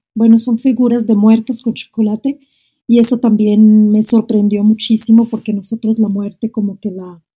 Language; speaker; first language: Spanish; non-native, fluent; Arabic